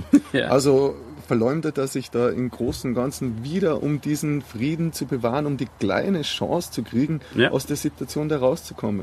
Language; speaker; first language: German; native; German